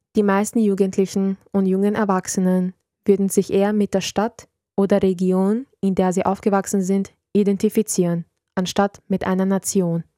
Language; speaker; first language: German; early bilingual, other home language; Serbian